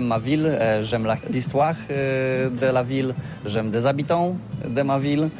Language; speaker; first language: French; non-native, learner; Polish